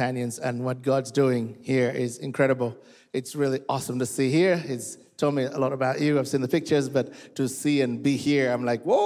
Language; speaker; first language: English; non-native, local second language; Ganda